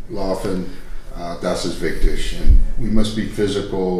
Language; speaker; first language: German; non-native, learner; English